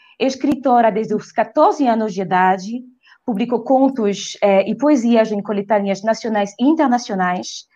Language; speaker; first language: Portuguese; non-native, fluent; French